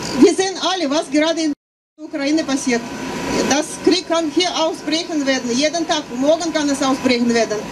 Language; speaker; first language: German; non-native, fluent; Russian